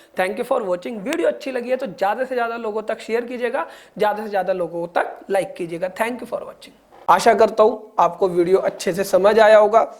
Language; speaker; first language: Hindi; native; Hindi